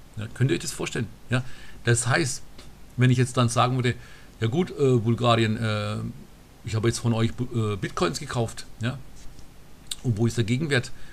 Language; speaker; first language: German; early bilingual, other home language; Turkish